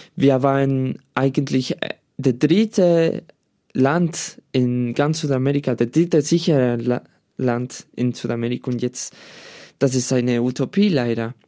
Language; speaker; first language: German; non-native, learner; Spanish